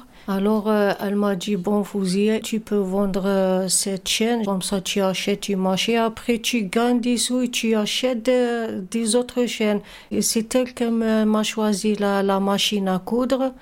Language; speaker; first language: French; non-native, fluent; Arabic